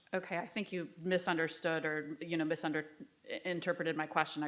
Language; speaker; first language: English; native; English